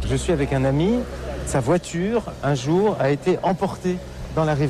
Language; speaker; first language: French; native; French